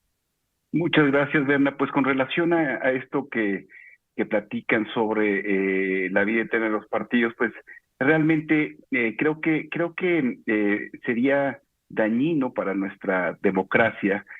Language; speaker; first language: Spanish; native; Spanish